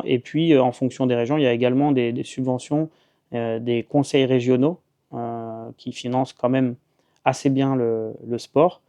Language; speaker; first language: French; native; French